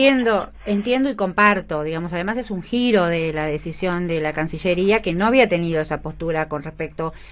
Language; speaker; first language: Spanish; native; Spanish